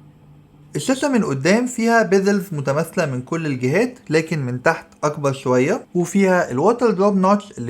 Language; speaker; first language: Arabic; native; Arabic